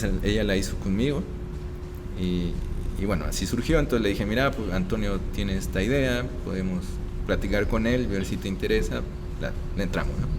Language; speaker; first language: Spanish; native; Spanish